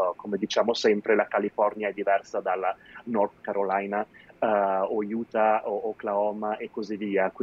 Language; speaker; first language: Italian; native; Italian